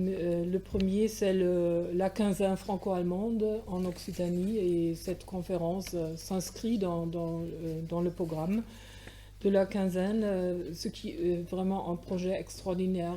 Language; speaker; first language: French; non-native, fluent; German